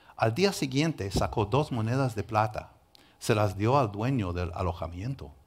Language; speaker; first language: Spanish; non-native, fluent; English